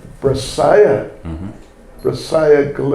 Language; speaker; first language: Russian; non-native, learner; English